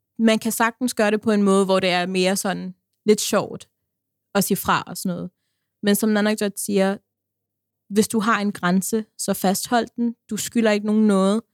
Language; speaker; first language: Danish; early bilingual, other home language; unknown